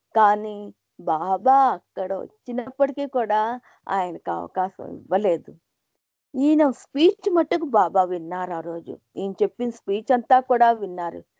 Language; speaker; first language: Telugu; non-native, local second language; Hindi